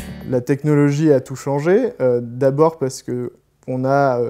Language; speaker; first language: French; native; French